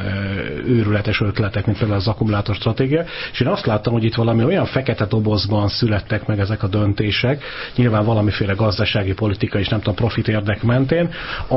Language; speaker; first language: Hungarian; native; Hungarian